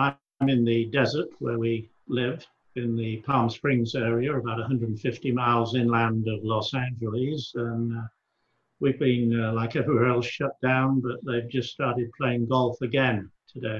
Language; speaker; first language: English; native; English